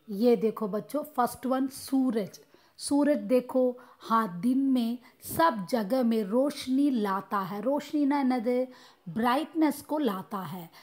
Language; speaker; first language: Hindi; non-native, local second language; Tamil